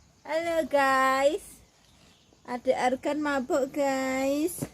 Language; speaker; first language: Indonesian; non-native, local second language; Javanese